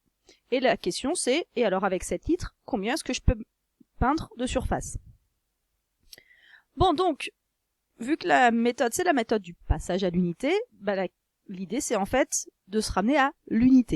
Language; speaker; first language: French; native; French